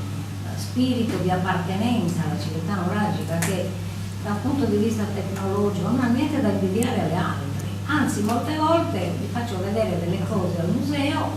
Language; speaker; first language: Italian; native; Italian